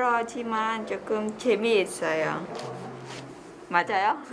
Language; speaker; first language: Korean; non-native, learner; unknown